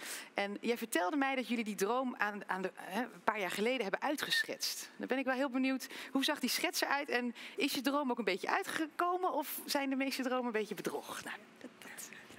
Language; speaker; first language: Dutch; native; Dutch